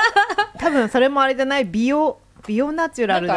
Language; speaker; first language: Japanese; native; Japanese